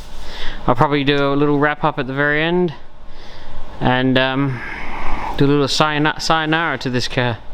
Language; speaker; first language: English; native; English